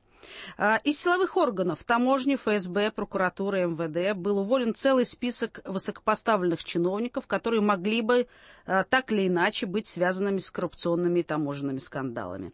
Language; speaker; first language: Russian; native; Russian